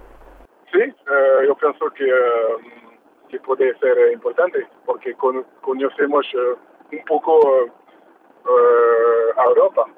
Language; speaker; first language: Portuguese; early bilingual, heritage; French